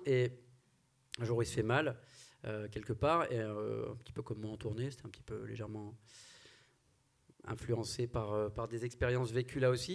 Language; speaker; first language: French; native; French